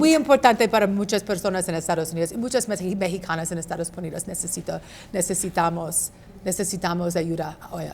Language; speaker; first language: Spanish; non-native, learner; English